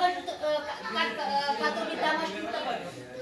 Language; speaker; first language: Russian; non-native, learner; Bangla